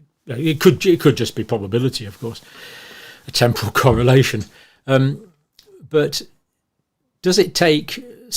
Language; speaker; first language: English; native; English